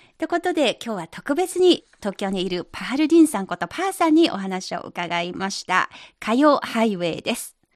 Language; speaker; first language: Japanese; non-native, fluent; Chinese